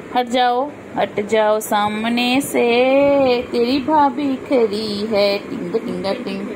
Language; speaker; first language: Hindi; non-native, local second language; Bangla